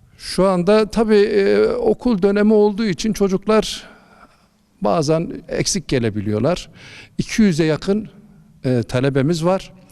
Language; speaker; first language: Turkish; native; Turkish